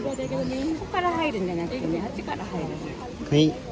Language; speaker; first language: Japanese; non-native, learner; Nepali